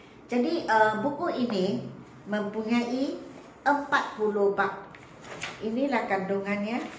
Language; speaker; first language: Malay; native; Malay